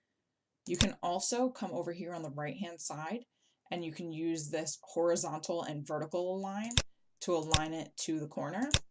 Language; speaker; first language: English; native; English